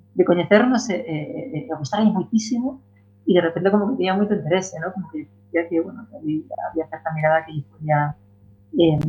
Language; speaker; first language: Galician; non-native, local second language; Spanish